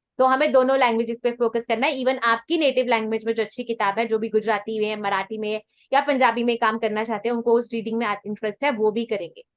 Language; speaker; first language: Hindi; non-native, local second language; Punjabi